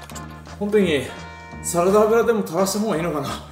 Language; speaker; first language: Japanese; native; Japanese